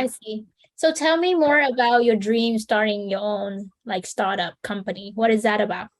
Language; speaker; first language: English; non-native, fluent; Vietnamese